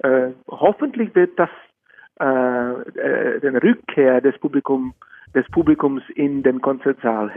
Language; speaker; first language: German; non-native, fluent; Czech